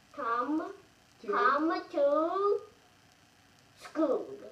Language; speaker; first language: English; non-native, learner; Japanese